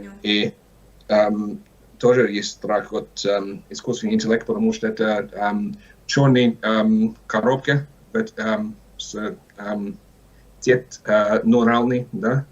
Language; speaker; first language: Russian; non-native, learner; English